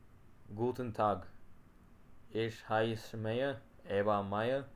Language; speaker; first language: German; non-native, learner; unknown